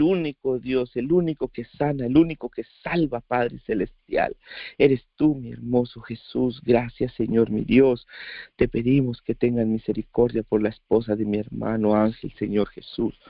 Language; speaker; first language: Spanish; native; Spanish